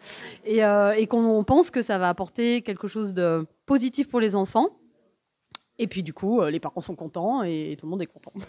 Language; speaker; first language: French; native; French